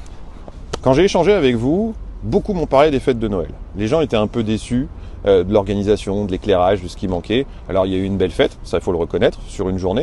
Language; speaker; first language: French; native; French